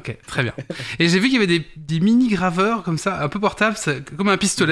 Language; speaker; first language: French; native; French